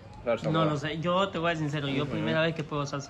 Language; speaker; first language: Spanish; native; Spanish